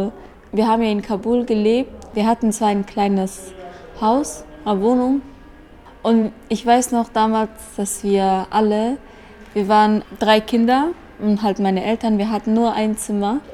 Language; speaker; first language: German; early bilingual, other home language; Persian